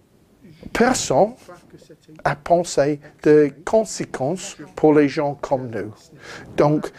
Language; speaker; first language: French; non-native, fluent; English